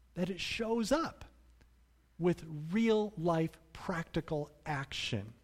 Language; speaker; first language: English; native; English